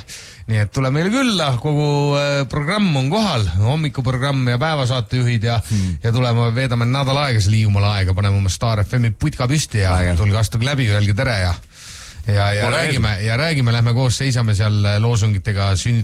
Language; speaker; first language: Estonian; native; Estonian